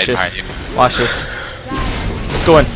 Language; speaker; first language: English; native; English